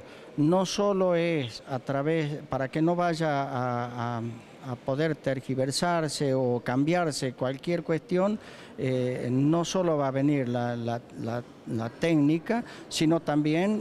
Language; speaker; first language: Spanish; native; Spanish